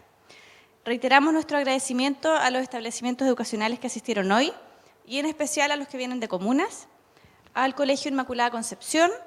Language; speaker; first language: Spanish; native; Spanish